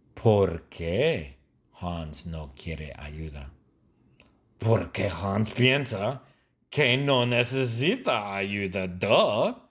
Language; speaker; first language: Spanish; non-native, fluent; English